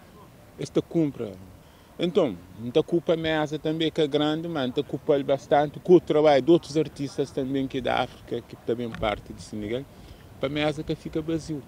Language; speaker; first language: Portuguese; non-native, local second language; Kabuverdianu